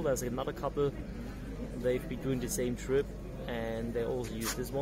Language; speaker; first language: English; non-native, fluent; German